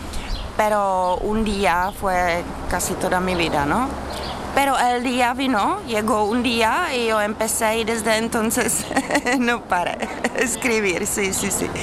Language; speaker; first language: Spanish; non-native, fluent; Czech